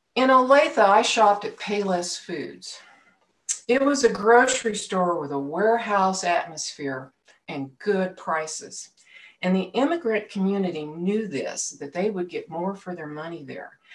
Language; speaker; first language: English; native; English